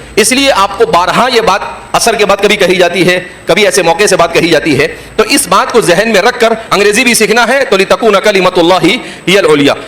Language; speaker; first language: Urdu; non-native, local second language; Gujarati